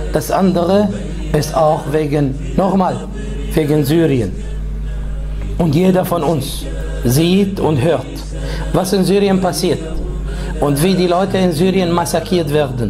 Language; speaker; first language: German; non-native, fluent; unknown